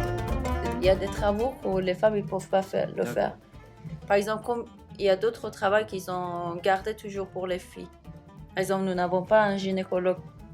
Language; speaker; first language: French; non-native, fluent; Persian